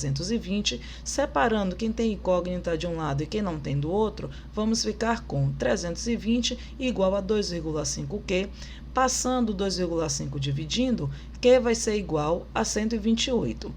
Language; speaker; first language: Portuguese; native; Portuguese